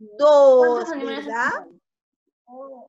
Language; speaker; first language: Spanish; native; Spanish